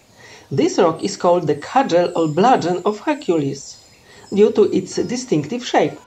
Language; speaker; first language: English; non-native, fluent; Polish